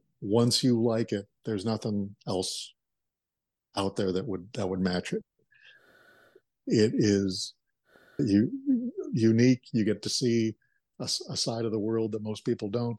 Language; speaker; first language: English; native; English